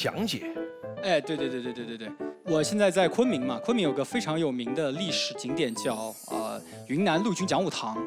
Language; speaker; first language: Chinese; native; Chinese